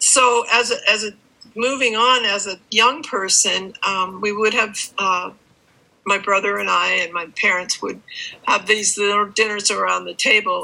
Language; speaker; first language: English; native; English